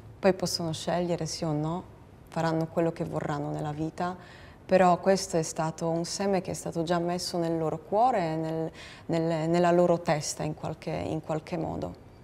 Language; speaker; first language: Italian; non-native, fluent; Polish